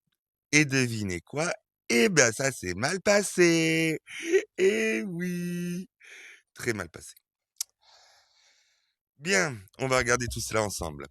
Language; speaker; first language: French; native; French